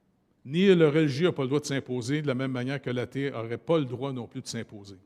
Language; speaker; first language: French; native; French